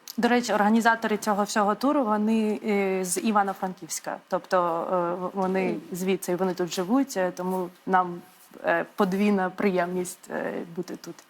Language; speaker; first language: Ukrainian; native; Ukrainian